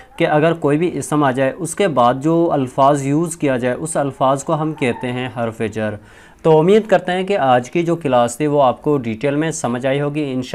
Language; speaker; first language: Urdu; non-native, local second language; Sindhi